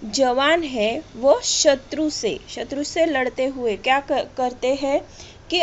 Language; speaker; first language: Hindi; non-native, local second language; Marathi